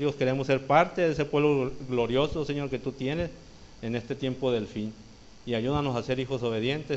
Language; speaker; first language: Spanish; native; Spanish